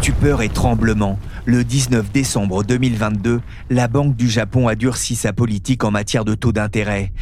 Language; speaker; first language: French; native; French